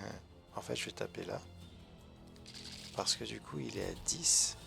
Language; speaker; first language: French; native; French